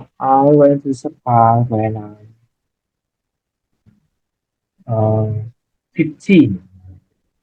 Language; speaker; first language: English; non-native, learner; Vietnamese